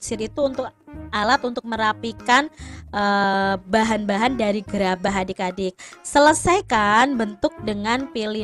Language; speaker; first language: Indonesian; native; Indonesian